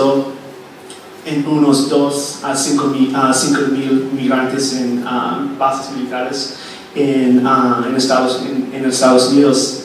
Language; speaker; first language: Spanish; non-native, fluent; English